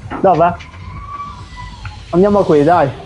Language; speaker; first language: Italian; native; Italian